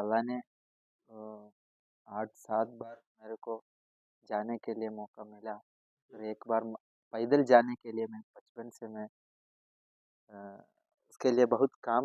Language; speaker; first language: Hindi; non-native, local second language; Malayalam